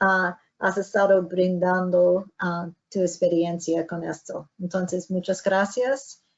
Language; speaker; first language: Spanish; non-native, fluent; English